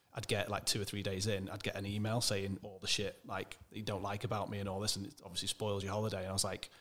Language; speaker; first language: English; native; English